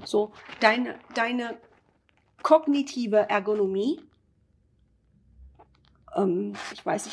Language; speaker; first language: German; non-native, fluent; Italian